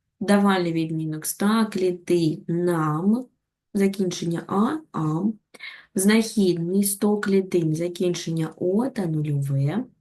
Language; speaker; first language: Ukrainian; native; Ukrainian